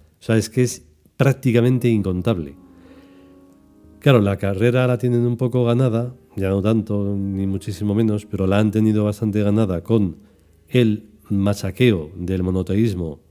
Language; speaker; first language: Spanish; native; Spanish